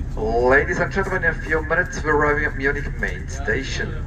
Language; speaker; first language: English; non-native, fluent; German